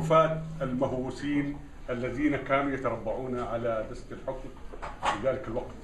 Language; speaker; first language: Arabic; native; Arabic